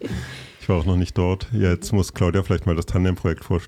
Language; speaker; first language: German; native; German